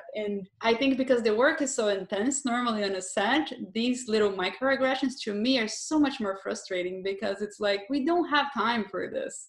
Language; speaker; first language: English; non-native, fluent; Portuguese